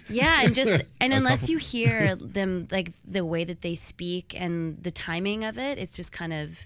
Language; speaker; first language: English; native; English